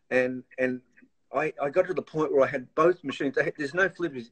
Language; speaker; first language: English; native; English